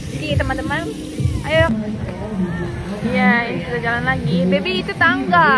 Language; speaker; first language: Indonesian; native; Indonesian